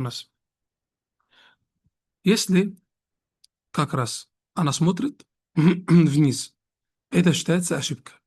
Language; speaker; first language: Russian; non-native, fluent; Arabic